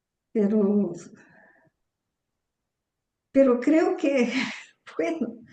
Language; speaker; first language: Spanish; early bilingual, heritage; Portuguese